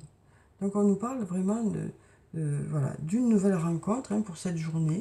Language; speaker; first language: French; native; French